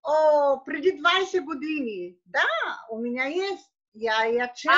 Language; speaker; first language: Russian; non-native, learner; Bulgarian